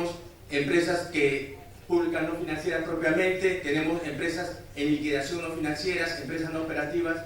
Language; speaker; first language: Spanish; native; Spanish